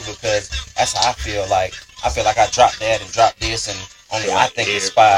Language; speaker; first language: English; native; English